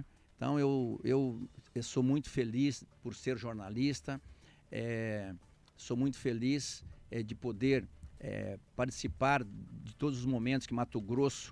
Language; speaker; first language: Portuguese; native; Portuguese